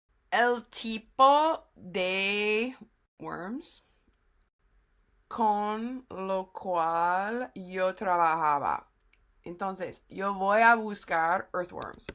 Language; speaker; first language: Spanish; non-native, fluent; English